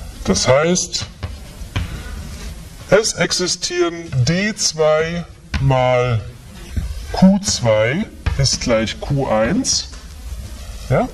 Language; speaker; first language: German; native; German